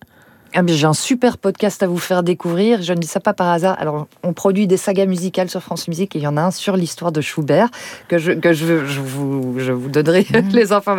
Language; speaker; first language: French; native; French